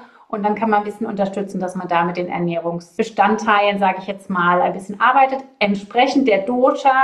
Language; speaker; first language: German; native; German